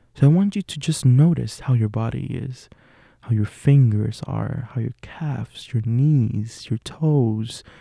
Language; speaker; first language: English; non-native, fluent; Spanish